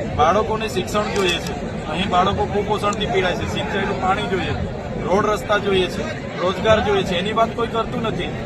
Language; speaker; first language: Gujarati; non-native, local second language; Vasavi